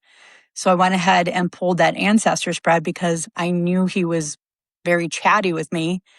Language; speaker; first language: English; native; English